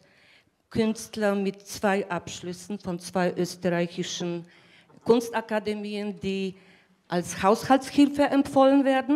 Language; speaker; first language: German; non-native, fluent; Polish